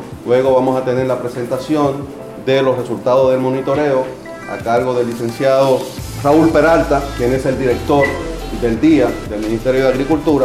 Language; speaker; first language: Spanish; native; Spanish